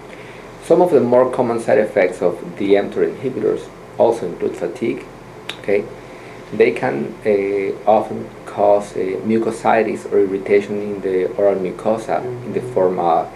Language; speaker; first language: English; non-native, fluent; Spanish